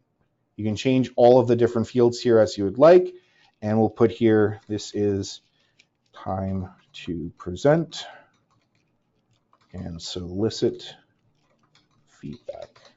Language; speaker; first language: English; native; English